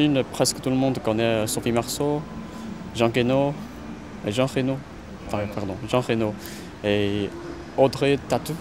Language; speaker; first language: French; non-native, fluent; Chinese